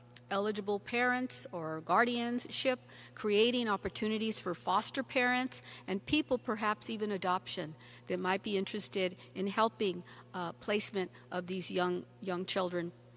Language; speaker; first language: English; early bilingual, other home language; Spanish